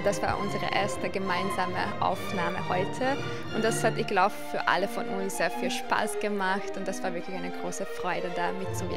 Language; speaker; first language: German; non-native, fluent; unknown